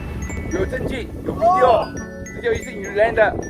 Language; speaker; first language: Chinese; non-native, learner; Thai